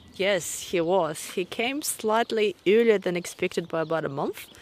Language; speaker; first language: English; non-native, fluent; Russian